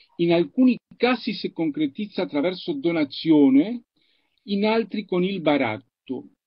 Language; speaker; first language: Italian; non-native, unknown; Spanish